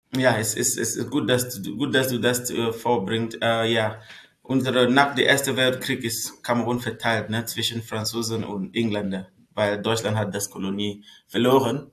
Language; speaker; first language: German; non-native, fluent; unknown